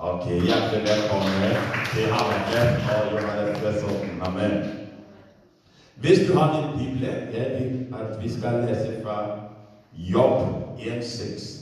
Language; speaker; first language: Norwegian; non-native, fluent; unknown